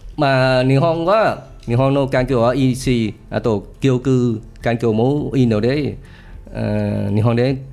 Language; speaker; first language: Japanese; non-native, learner; Vietnamese